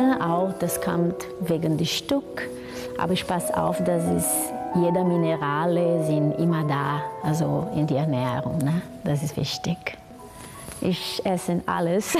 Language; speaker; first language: German; non-native, fluent; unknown